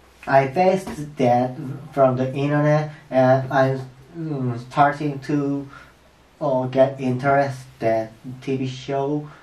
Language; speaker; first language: English; non-native, learner; Korean